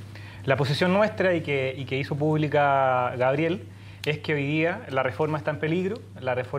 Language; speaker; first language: Spanish; native; Spanish